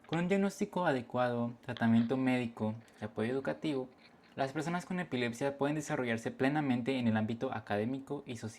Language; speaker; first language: Spanish; native; Spanish